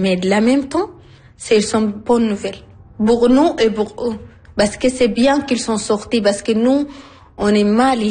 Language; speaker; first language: French; non-native, learner; Arabic